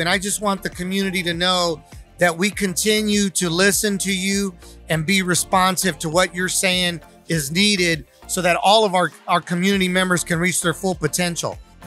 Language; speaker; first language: English; early bilingual, other home language; Spanish